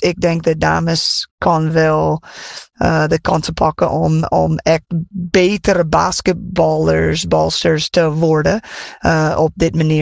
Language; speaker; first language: Dutch; non-native, fluent; English